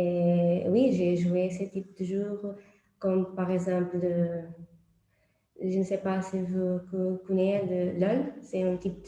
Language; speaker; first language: French; non-native, learner; Portuguese